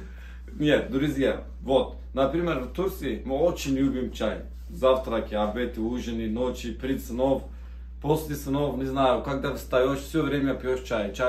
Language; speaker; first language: Russian; non-native, learner; Turkish